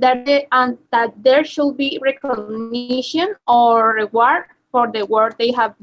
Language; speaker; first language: English; non-native, learner; Spanish